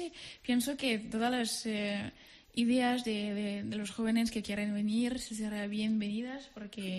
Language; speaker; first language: Spanish; non-native, learner; French